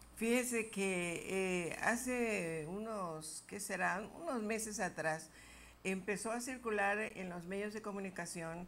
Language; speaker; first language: Spanish; native; Spanish